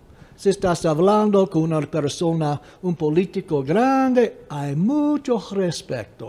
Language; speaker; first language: Spanish; non-native, fluent; English